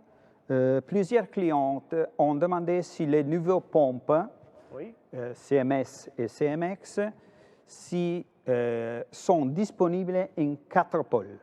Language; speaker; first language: French; non-native, fluent; Italian